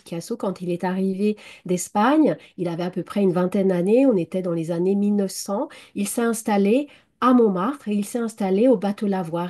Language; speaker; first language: French; native; French